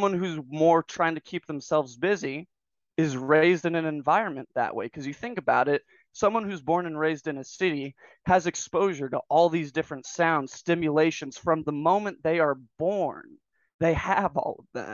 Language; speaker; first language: English; native; English